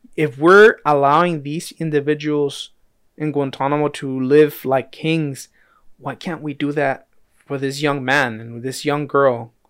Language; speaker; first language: English; early bilingual, other home language; Spanish